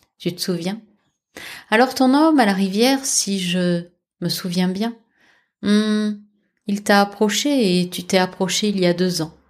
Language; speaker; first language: French; native; French